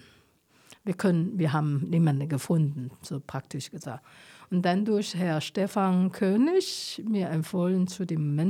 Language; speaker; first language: German; non-native, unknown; Chinese